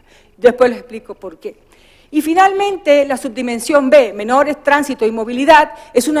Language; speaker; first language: Spanish; native; Spanish